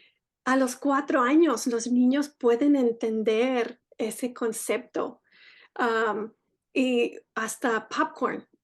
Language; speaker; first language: Spanish; early bilingual, heritage; Spanish